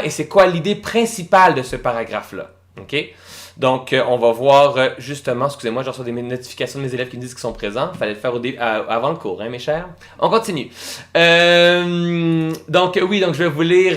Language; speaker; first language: French; native; French